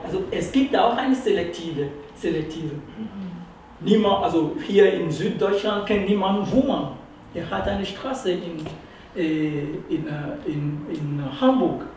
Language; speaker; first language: German; non-native, fluent; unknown